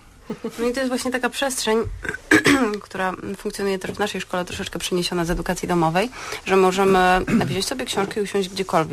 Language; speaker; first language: Polish; native; Polish